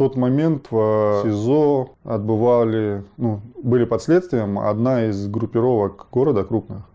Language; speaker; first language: Russian; native; Russian